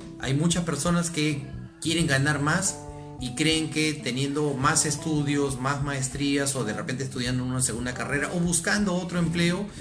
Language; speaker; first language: Spanish; native; Spanish